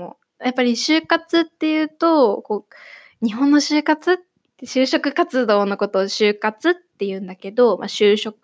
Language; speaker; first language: Japanese; native; Japanese